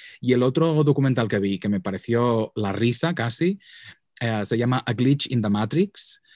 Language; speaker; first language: Spanish; non-native, local second language; Catalan